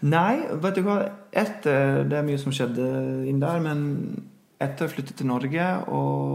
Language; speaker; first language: Norwegian; non-native, fluent; English